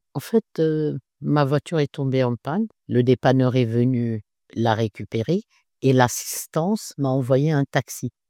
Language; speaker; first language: French; non-native, local second language; Arabic